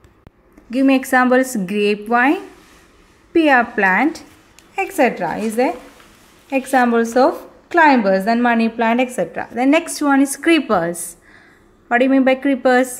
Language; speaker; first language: English; non-native, local second language; Malayalam